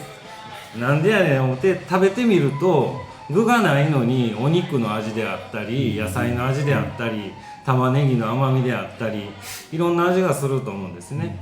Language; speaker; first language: Japanese; native; Japanese